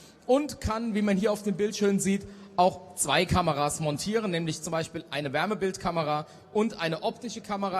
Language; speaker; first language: German; native; German